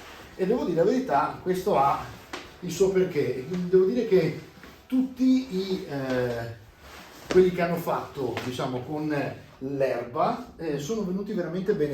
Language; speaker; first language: Italian; native; Italian